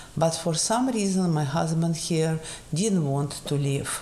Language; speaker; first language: English; non-native, fluent; Russian